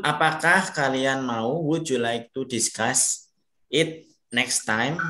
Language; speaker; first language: English; non-native, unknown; Indonesian